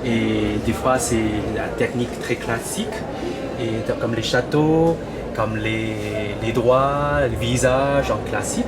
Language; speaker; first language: French; non-native, learner; Chinese